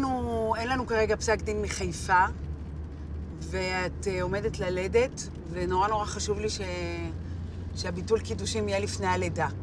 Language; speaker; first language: Hebrew; native; Hebrew